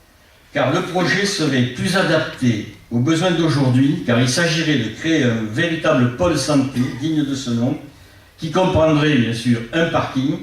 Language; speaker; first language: French; native; French